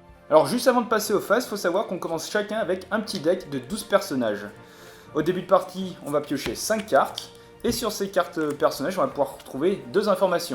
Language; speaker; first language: French; native; French